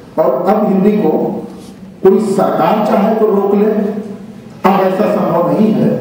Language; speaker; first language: Hindi; native; Hindi